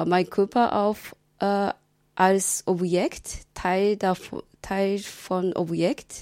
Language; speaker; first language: German; non-native, learner; Japanese